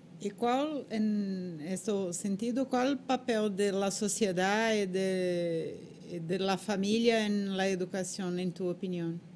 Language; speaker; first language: Spanish; non-native, learner; Portuguese